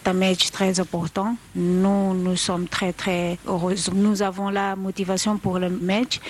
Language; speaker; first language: French; non-native, learner; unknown